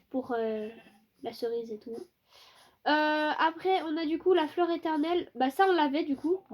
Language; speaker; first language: French; native; French